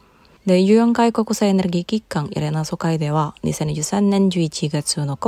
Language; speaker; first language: Japanese; non-native, fluent; Indonesian